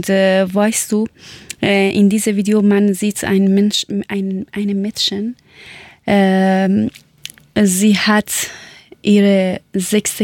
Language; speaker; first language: German; non-native, learner; Persian